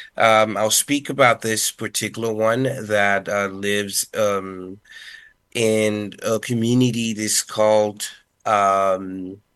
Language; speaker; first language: English; non-native, fluent; Spanish